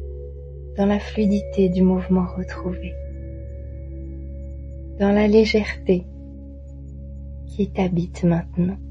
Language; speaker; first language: French; native; French